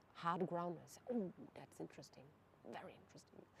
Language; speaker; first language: English; non-native, fluent; German